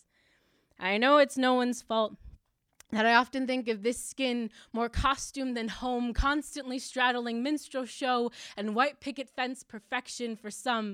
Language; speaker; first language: English; native; English